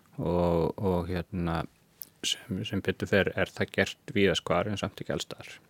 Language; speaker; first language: Icelandic; native; Icelandic